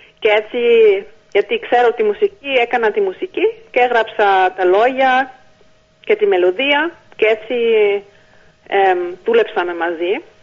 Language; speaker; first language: Greek; early bilingual, heritage; Greek